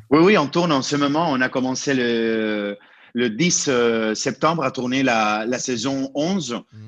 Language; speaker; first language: French; non-native, fluent; Spanish